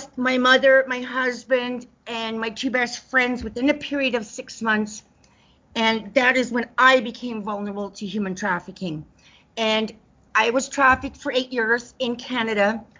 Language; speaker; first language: English; native; English